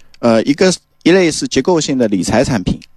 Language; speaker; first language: Chinese; native; Chinese